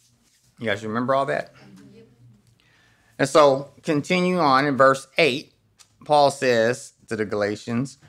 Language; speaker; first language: English; native; English